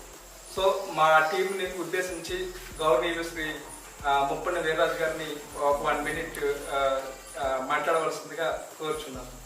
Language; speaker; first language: Telugu; native; Telugu